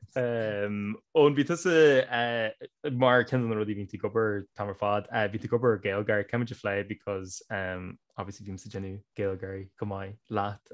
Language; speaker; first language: Irish; native; Irish